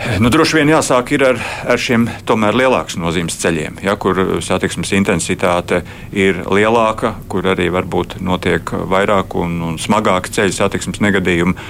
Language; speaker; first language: Latvian; native; Latvian